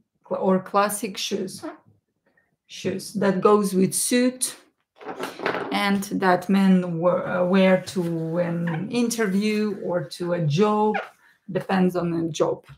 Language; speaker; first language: English; non-native, fluent; Russian